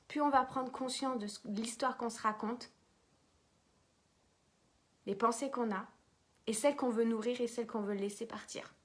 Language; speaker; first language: French; native; French